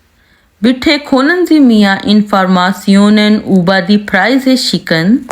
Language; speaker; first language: German; non-native, fluent; Urdu